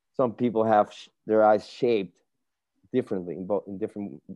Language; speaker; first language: English; non-native, fluent; Spanish